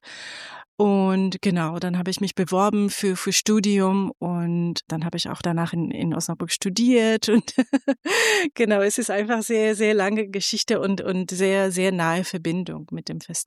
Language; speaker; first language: German; non-native, fluent; Persian